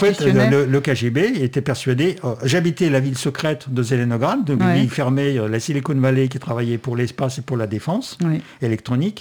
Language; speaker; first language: French; non-native, fluent; Russian